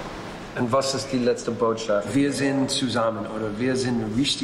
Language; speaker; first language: German; non-native, learner; English